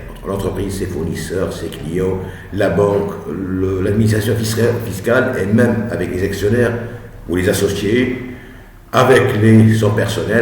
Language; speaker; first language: French; non-native, local second language; Arabic